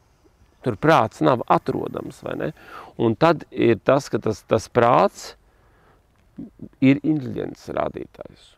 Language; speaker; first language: Latvian; native; Latvian